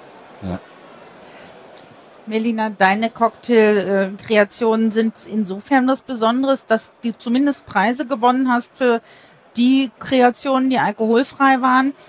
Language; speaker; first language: German; native; German